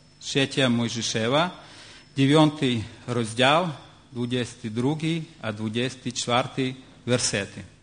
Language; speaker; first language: Polish; non-native, learner; Ukrainian